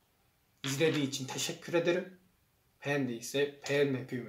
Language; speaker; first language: Turkish; non-native, learner; Korean